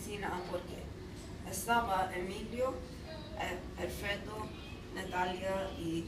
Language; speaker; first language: Spanish; non-native, learner; English